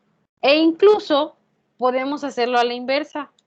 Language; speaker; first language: Spanish; native; Spanish